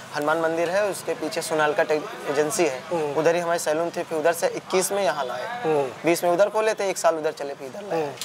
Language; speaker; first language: Hindi; native; Hindi